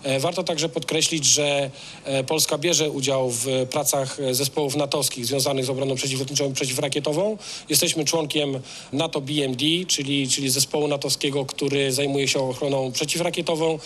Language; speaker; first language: Polish; native; Polish